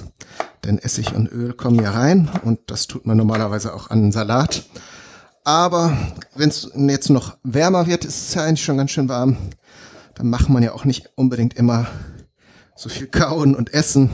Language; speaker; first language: German; native; German